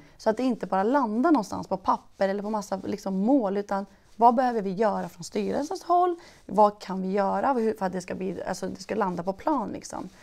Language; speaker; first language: Swedish; early bilingual, other home language; Persian